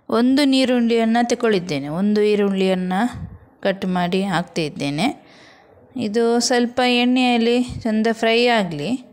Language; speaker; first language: Kannada; non-native, local second language; Konkani